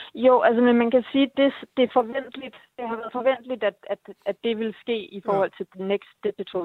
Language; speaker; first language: Danish; native; Danish